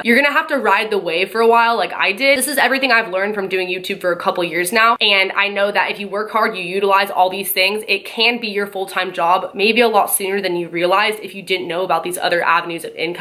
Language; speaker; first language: English; native; English